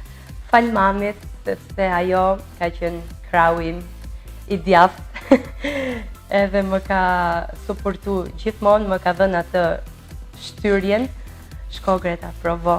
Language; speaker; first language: Albanian; early bilingual, heritage; Albanian